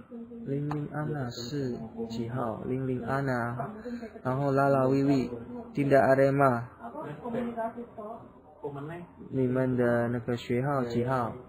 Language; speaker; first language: Chinese; non-native, fluent; Indonesian